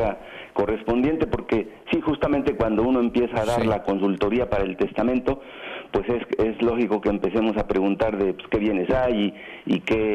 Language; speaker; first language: Spanish; native; Spanish